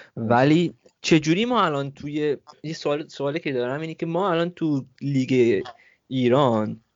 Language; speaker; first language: Persian; early bilingual, heritage; Persian